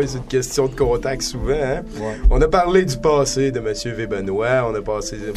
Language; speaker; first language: French; native; French